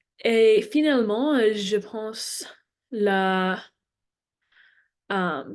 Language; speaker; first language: French; non-native, learner; English